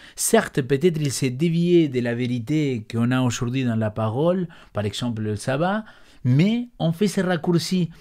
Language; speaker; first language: French; non-native, fluent; Spanish